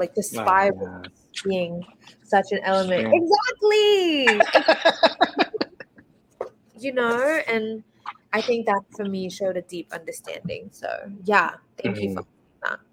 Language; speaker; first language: English; native; English